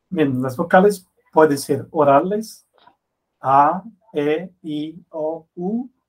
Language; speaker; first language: Spanish; non-native, fluent; Portuguese